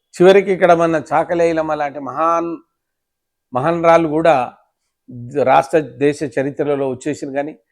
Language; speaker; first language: Telugu; non-native, local second language; Lambadi